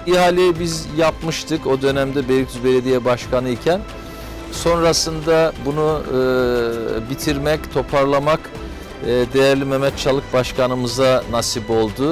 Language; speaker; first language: Turkish; native; Turkish